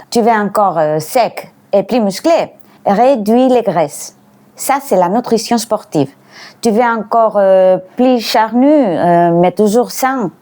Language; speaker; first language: French; non-native, fluent; Greek